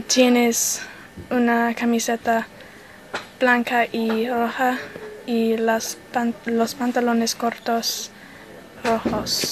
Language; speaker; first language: Spanish; non-native, learner; English